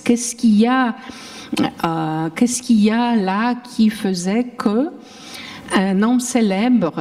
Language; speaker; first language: French; non-native, fluent; Polish